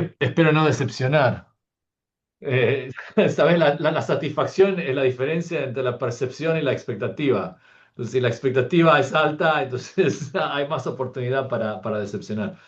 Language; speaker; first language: Spanish; early bilingual, heritage; Spanish